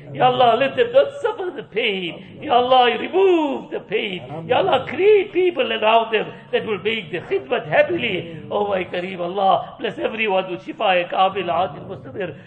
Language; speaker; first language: English; native; English